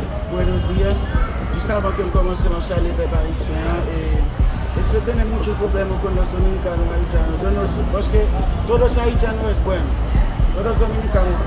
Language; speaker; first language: Spanish; non-native, learner; Haitian Creole